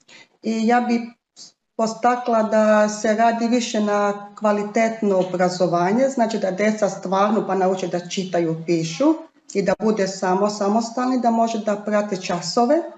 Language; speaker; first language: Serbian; non-native, local second language; Romany